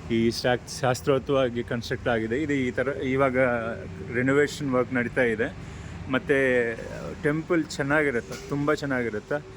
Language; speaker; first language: Kannada; non-native, local second language; Telugu